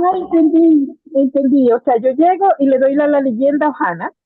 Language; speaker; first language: Spanish; native; Spanish